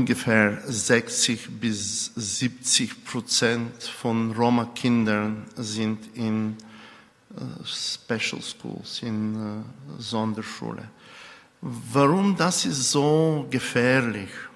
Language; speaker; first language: German; non-native, fluent; Bulgarian